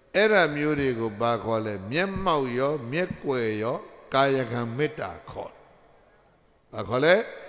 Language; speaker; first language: Burmese; native; Burmese